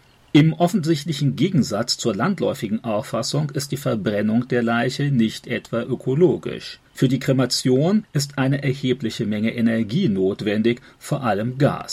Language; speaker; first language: German; native; German